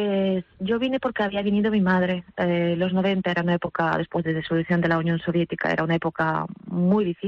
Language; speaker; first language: Spanish; non-native, fluent; Russian